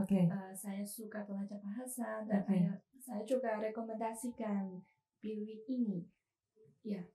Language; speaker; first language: Indonesian; non-native, learner; Chinese